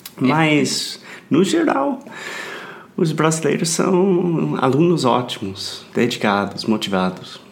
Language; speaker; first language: Portuguese; non-native, fluent; English